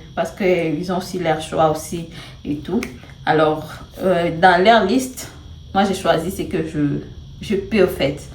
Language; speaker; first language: French; non-native, local second language; Swahili